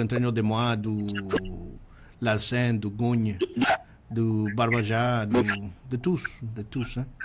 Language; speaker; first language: French; non-native, learner; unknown